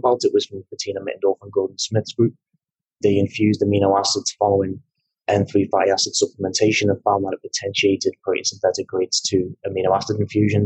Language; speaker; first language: English; native; English